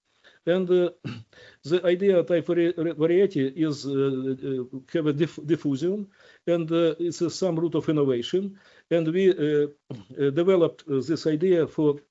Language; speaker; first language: English; non-native, learner; Ukrainian